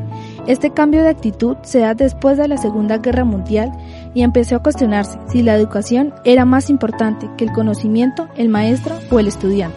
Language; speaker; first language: Spanish; native; Spanish